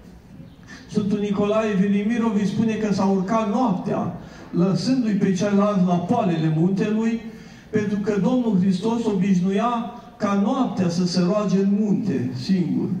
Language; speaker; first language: Romanian; native; Romanian